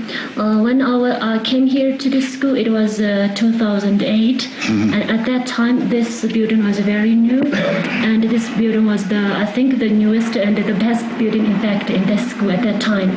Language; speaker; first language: English; non-native, fluent; Tibetan